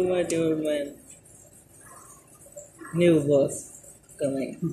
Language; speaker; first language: English; non-native, learner; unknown